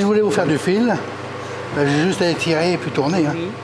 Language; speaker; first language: French; native; French